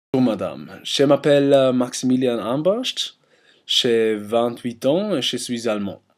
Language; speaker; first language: French; non-native, learner; German